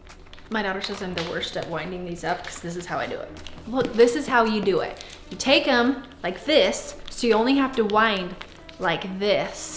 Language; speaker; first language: English; native; English